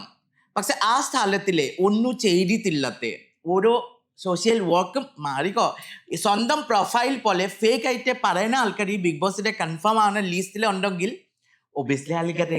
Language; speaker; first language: Malayalam; non-native, learner; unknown